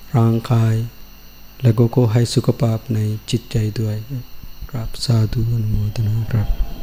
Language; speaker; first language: Thai; non-native, learner; Sinhala